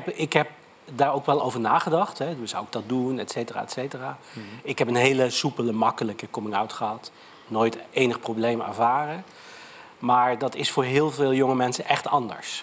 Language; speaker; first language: Dutch; native; Dutch